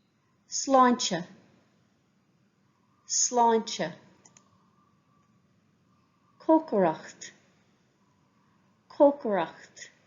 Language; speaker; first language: Irish; non-native, local second language; English